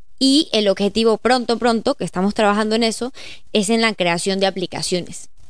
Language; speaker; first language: Spanish; native; Spanish